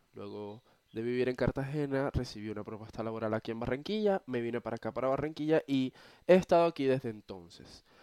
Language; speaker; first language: Spanish; native; Spanish